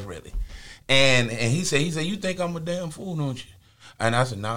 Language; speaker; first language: English; native; English